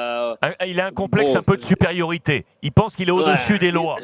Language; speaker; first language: French; native; French